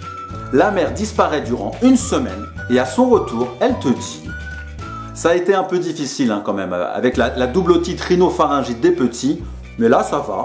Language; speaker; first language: French; native; French